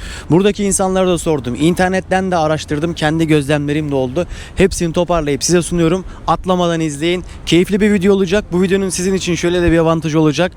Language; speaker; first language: Turkish; native; Turkish